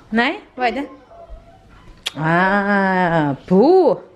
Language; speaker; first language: Swedish; non-native, fluent; Indonesian